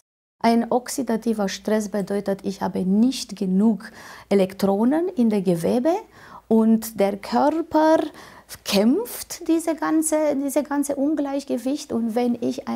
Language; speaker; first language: German; non-native, fluent; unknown